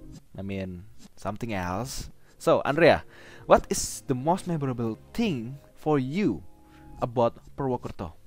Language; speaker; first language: English; non-native, learner; Indonesian